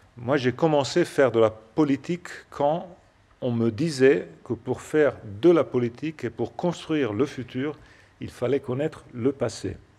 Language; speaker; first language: French; non-native, fluent; Italian